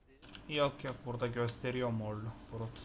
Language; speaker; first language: Turkish; native; Turkish